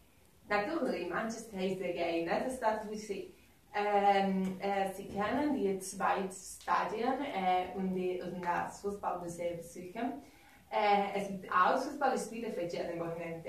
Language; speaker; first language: German; non-native, learner; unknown